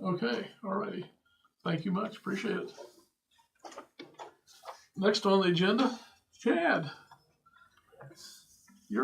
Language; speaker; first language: English; native; English